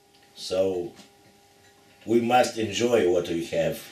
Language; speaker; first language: English; non-native, learner; Lithuanian